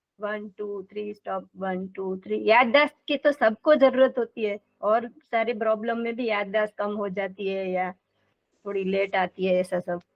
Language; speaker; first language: Hindi; non-native, local second language; Gujarati